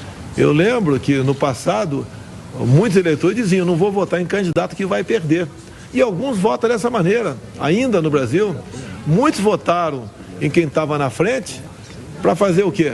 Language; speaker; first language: Portuguese; native; Portuguese